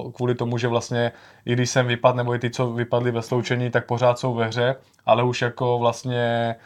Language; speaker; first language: Czech; native; Czech